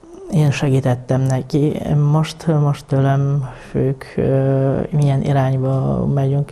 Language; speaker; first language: Hungarian; non-native, fluent; Polish